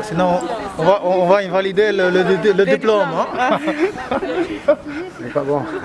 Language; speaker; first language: French; non-native, learner; Portuguese